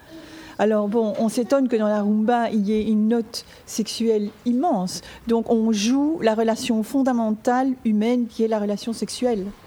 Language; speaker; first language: French; native; French